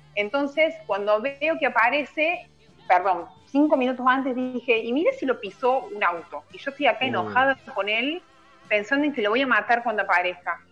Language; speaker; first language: Spanish; native; Spanish